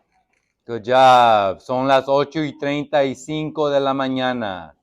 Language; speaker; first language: Spanish; non-native, fluent; English